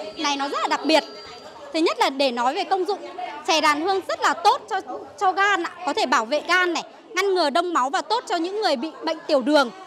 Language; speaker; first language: Vietnamese; native; Vietnamese